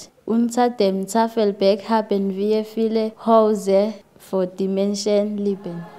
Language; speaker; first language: German; non-native, learner; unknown